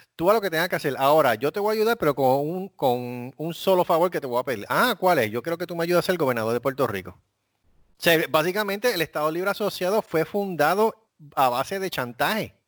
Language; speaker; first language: Spanish; native; Spanish